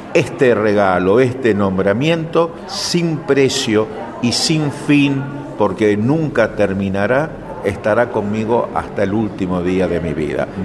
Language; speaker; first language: Spanish; native; Spanish